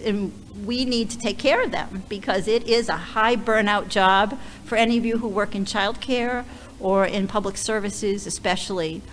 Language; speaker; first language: English; native; English